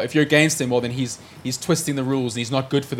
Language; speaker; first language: English; native; English